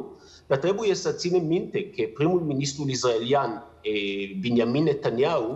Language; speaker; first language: Romanian; non-native, learner; Hebrew